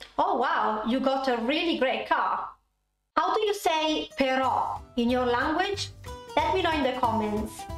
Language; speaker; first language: English; non-native, fluent; Italian